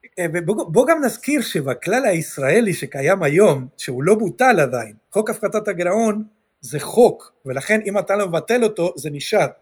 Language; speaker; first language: Hebrew; non-native, fluent; Spanish